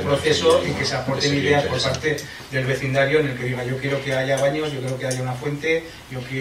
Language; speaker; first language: Spanish; native; Spanish